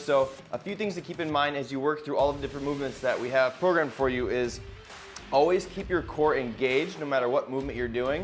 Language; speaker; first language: English; native; English